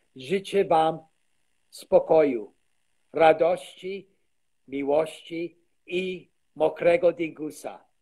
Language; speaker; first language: Polish; early bilingual, heritage; Polish